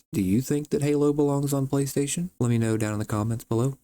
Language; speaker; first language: English; native; English